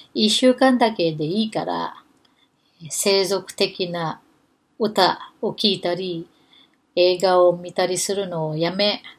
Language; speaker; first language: Japanese; non-native, fluent; Filipino